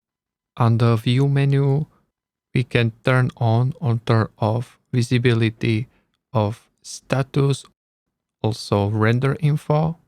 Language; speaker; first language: English; non-native, learner; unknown